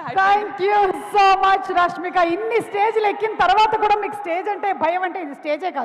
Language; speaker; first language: Telugu; native; Telugu